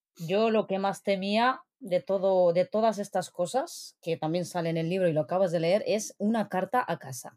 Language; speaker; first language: Spanish; native; Spanish